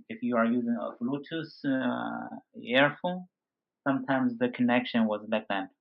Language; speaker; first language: English; non-native, fluent; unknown